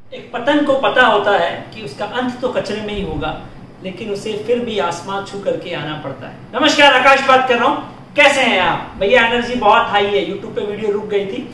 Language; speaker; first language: Hindi; native; Hindi